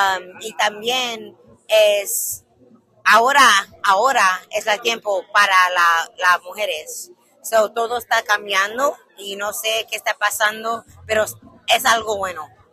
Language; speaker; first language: Spanish; non-native, learner; English